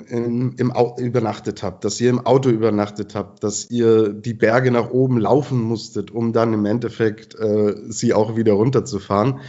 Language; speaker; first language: German; native; German